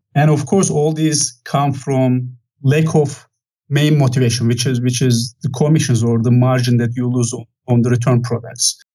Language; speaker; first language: English; non-native, fluent; Turkish